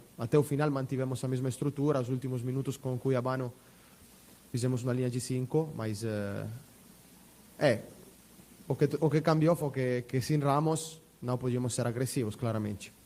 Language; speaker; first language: Portuguese; non-native, fluent; Italian